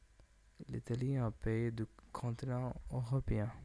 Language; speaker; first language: French; non-native, learner; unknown